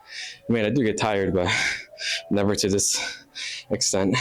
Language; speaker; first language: English; native; English